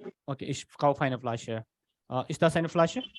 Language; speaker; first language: German; non-native, fluent; Hindi